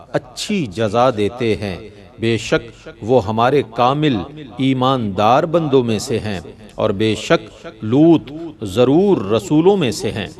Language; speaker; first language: Urdu; native; Urdu